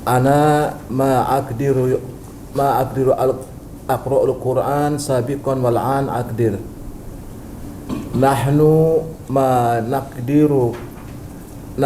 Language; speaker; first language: Arabic; non-native, learner; Indonesian